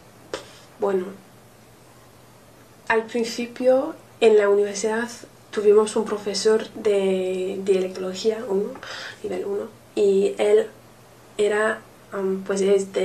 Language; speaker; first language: Spanish; non-native, learner; English